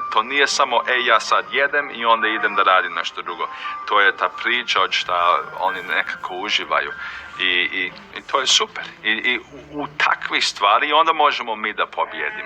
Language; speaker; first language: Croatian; early bilingual, heritage; English